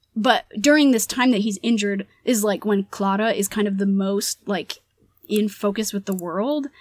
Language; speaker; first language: English; early bilingual, other home language; Spanish